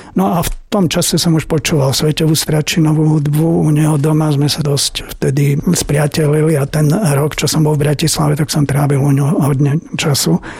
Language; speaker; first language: Slovak; native; Slovak